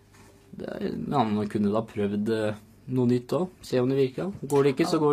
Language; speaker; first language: Norwegian; native; Norwegian